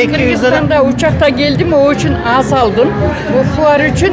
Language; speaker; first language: Turkish; non-native, local second language; Kyrgyz